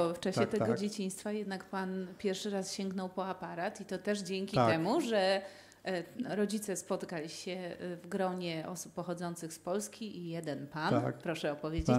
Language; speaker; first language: Polish; native; Polish